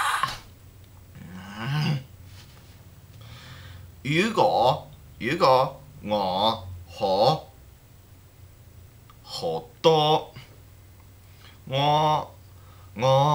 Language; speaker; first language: Cantonese; non-native, learner; English